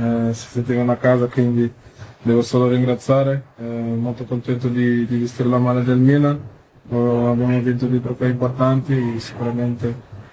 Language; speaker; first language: Italian; non-native, fluent; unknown